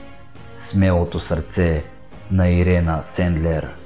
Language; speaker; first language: Bulgarian; native; Bulgarian